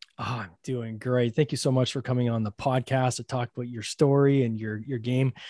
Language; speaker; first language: English; native; English